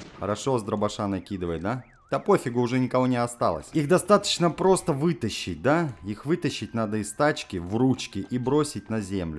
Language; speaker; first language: Russian; native; Russian